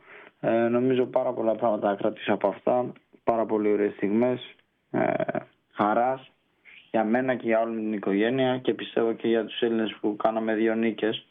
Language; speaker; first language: Greek; early bilingual, heritage; Greek